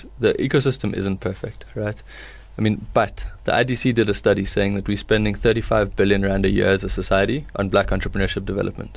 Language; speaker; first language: English; native; English